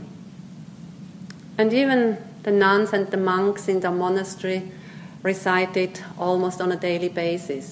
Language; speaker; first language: English; non-native, fluent; Swiss German